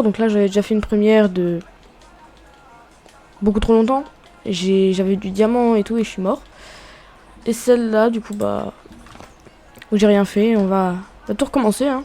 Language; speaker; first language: French; native; French